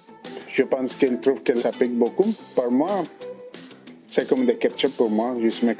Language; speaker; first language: French; non-native, fluent; Spanish